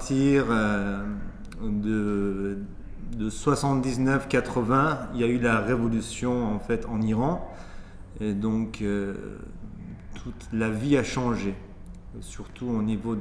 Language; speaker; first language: French; early bilingual, other home language; Persian